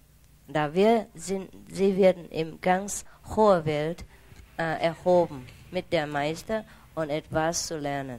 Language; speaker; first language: German; non-native, learner; Vietnamese